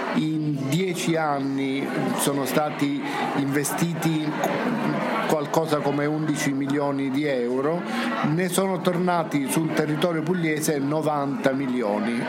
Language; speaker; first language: Italian; native; Italian